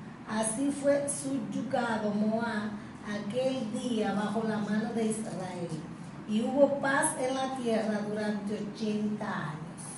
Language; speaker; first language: Spanish; native; Spanish